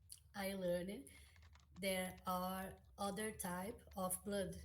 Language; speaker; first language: English; non-native, learner; Portuguese